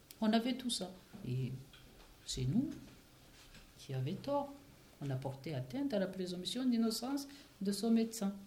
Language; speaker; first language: French; non-native, local second language; Kinyarwanda